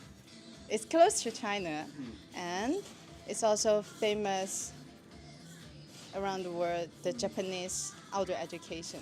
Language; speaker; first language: English; non-native, learner; Chinese